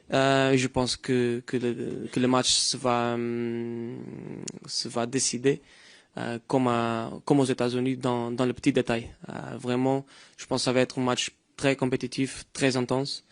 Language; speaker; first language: French; non-native, fluent; Portuguese